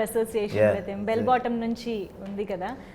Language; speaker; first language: Telugu; native; Telugu